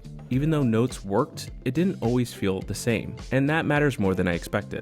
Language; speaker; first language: English; native; English